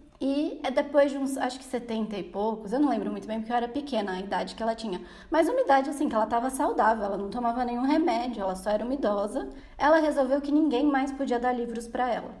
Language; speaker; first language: Portuguese; native; Portuguese